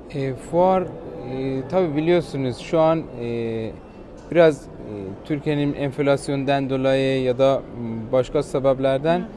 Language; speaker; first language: Turkish; non-native, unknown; Persian